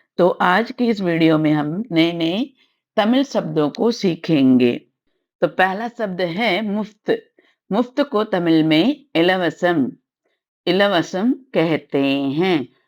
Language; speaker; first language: Hindi; non-native, local second language; Tamil